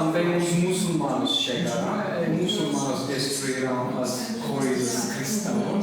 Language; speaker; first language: Portuguese; non-native, learner; Turkish